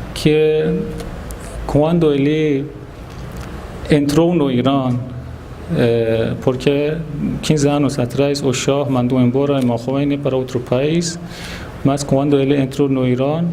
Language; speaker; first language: Portuguese; non-native, fluent; Persian